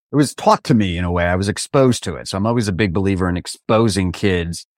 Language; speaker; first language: English; native; English